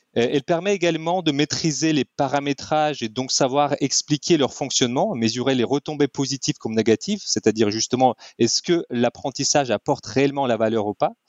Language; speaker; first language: French; non-native, fluent; Russian